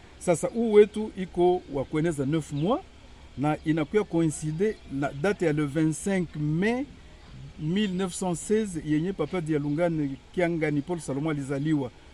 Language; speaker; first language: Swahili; native; Swahili